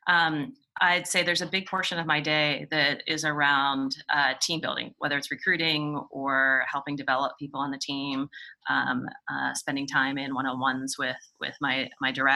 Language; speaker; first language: English; native; English